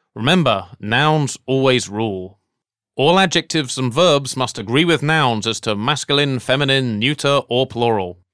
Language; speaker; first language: English; native; English